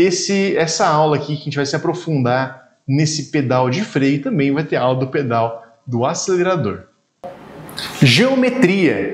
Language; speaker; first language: Portuguese; native; Portuguese